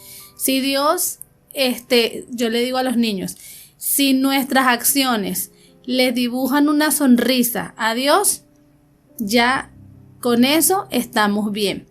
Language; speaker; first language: Spanish; native; Spanish